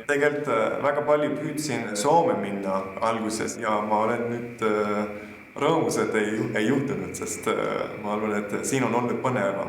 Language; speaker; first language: Estonian; non-native, learner; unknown